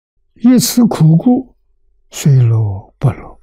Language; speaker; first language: Chinese; native; Chinese